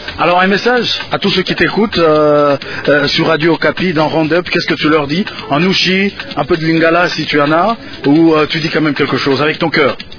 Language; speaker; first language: French; non-native, local second language; Lingala